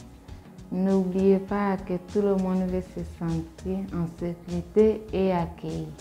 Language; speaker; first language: French; non-native, learner; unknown